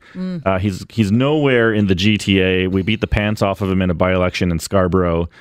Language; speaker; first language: English; native; English